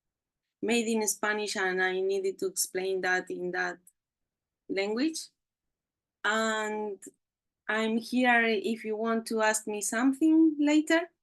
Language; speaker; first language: English; non-native, learner; Spanish